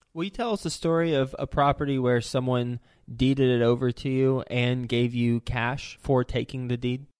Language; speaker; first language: English; native; English